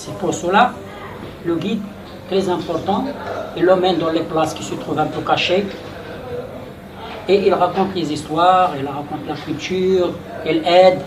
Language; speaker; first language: French; non-native, local second language; Arabic